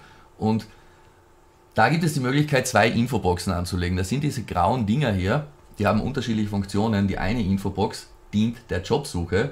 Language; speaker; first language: German; native; German